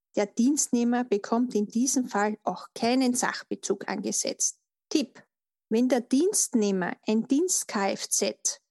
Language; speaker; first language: German; native; German